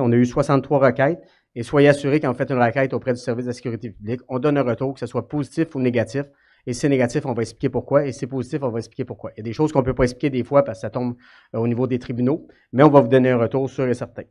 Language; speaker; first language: French; native; French